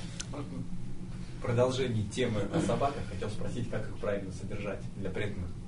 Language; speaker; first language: Russian; native; Russian